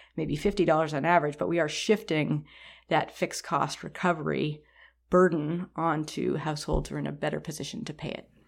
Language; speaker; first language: English; native; English